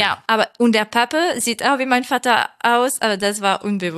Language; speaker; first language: German; non-native, fluent; French